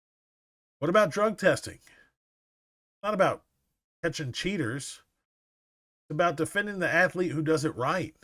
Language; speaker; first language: English; native; English